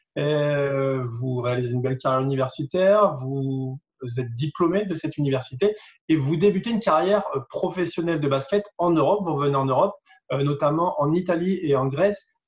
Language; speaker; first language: French; native; French